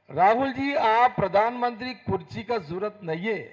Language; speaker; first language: Hindi; non-native, local second language; Telugu